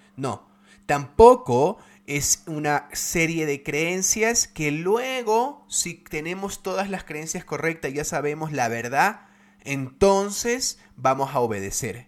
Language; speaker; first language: Spanish; native; Spanish